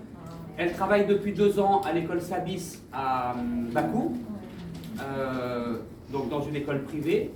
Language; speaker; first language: French; native; French